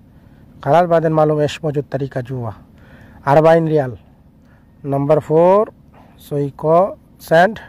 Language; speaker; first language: Arabic; non-native, learner; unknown